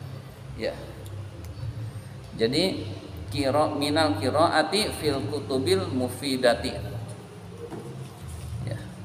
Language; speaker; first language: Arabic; non-native, fluent; Indonesian